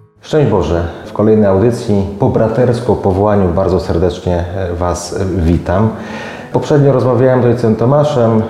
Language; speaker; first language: Polish; native; Polish